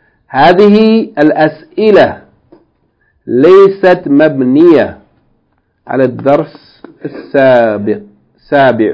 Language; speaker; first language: Arabic; non-native, fluent; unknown